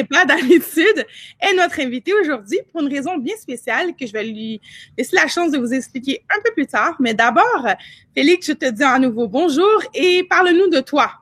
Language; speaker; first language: French; native; French